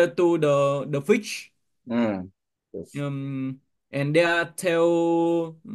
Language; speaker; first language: English; non-native, learner; Vietnamese